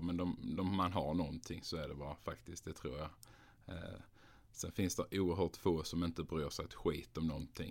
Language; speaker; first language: Swedish; native; Swedish